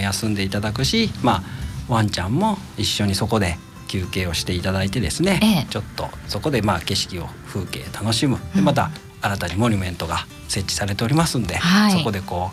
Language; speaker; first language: Japanese; native; Japanese